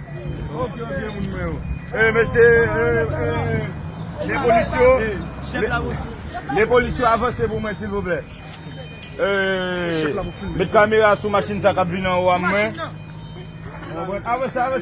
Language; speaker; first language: French; non-native, local second language; Haitian Creole